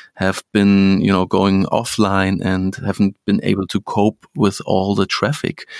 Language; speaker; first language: English; non-native, fluent; German